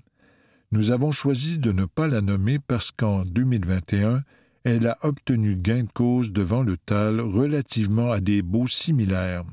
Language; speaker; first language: French; native; French